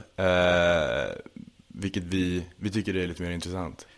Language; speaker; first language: Swedish; native; Swedish